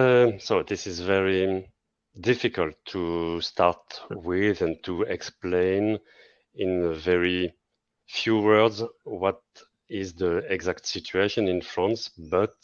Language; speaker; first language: English; non-native, fluent; French